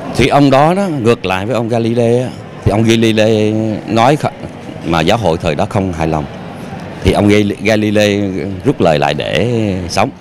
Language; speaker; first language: Vietnamese; native; Vietnamese